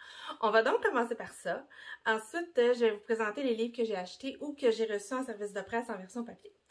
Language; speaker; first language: French; native; French